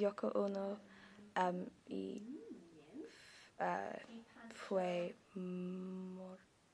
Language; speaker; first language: Spanish; non-native, learner; English